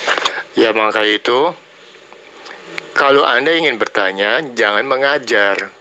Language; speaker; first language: Indonesian; native; Indonesian